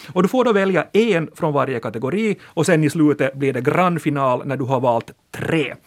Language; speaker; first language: Swedish; native; Swedish